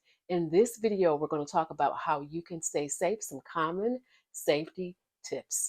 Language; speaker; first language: English; native; English